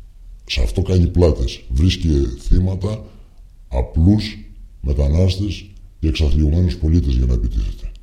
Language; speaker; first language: Greek; native; Greek